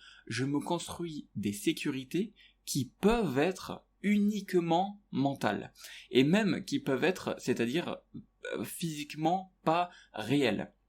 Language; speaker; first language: French; native; French